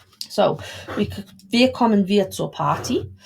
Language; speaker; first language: German; non-native, fluent; English